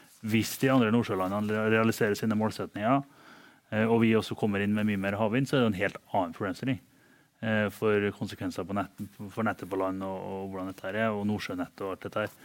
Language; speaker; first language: Norwegian; native; Norwegian